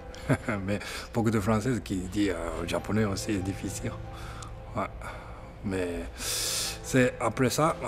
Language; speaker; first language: French; non-native, learner; Japanese